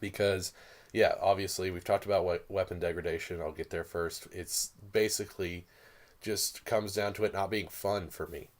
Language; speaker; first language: English; native; English